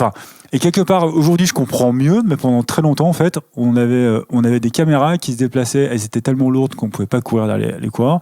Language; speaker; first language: French; native; French